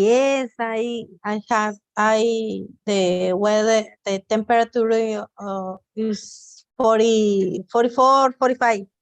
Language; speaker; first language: English; non-native, learner; Spanish